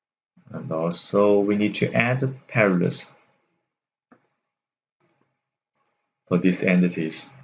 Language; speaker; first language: English; non-native, fluent; Chinese